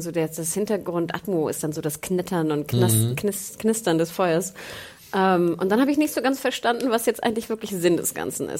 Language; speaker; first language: German; native; German